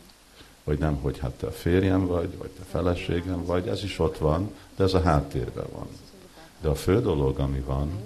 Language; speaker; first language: Hungarian; early bilingual, heritage; Hungarian